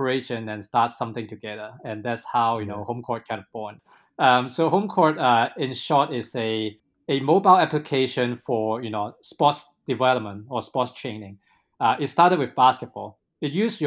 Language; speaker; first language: English; non-native, local second language; Cantonese